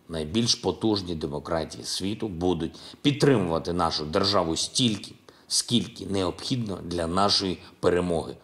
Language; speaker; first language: Ukrainian; non-native, local second language; Russian